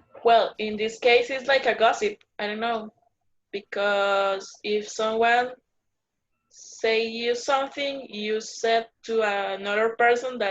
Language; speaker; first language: English; non-native, learner; Spanish